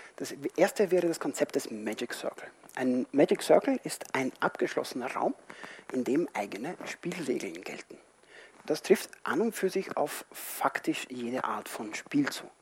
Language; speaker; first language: German; non-native, fluent; Spanish